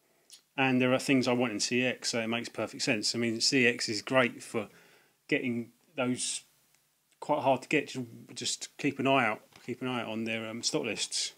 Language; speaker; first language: English; native; English